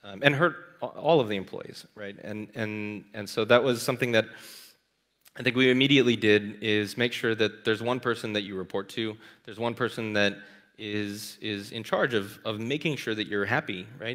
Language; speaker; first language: English; native; English